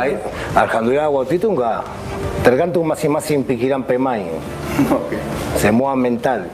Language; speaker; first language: Indonesian; non-native, fluent; Spanish